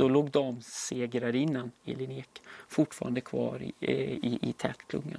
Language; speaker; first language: Swedish; native; Swedish